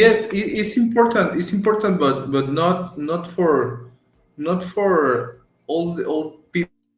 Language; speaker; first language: English; non-native, learner; Spanish